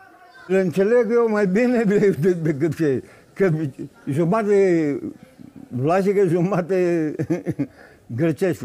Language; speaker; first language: Romanian; non-native, fluent; Greek